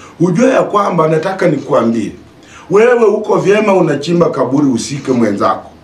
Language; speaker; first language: Swahili; non-native, local second language; Luyia